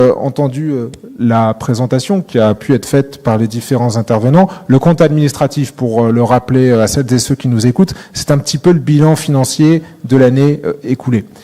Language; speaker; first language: French; native; French